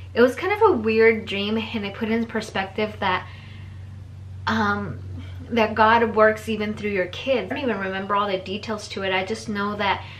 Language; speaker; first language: English; early bilingual, other home language; Spanish